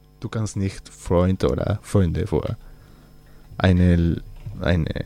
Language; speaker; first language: German; non-native, learner; Spanish